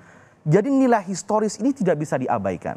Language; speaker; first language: Indonesian; native; Indonesian